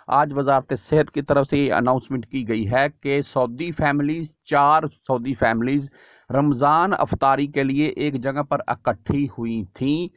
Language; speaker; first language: Urdu; native; Urdu